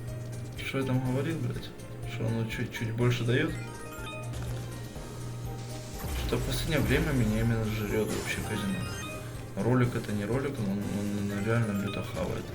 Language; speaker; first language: Russian; native; Russian